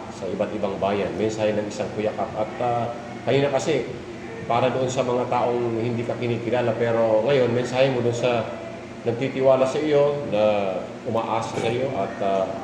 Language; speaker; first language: Filipino; native; Filipino